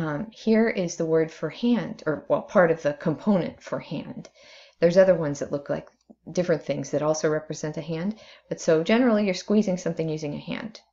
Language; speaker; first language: English; native; English